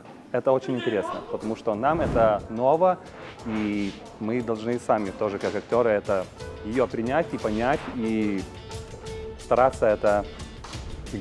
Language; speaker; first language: Russian; non-native, fluent; Lithuanian